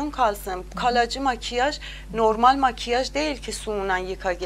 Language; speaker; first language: Turkish; non-native, learner; Azerbaijani